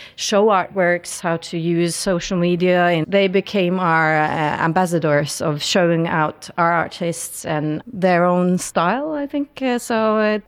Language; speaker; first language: English; non-native, fluent; Norwegian